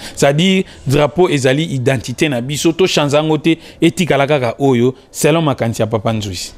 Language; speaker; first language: Lingala; non-native, local second language; Kongo